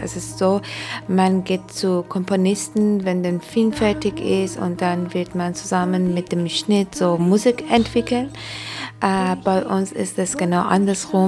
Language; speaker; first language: German; non-native, learner; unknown